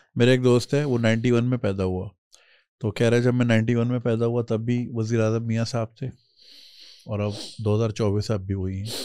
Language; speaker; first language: Urdu; native; Urdu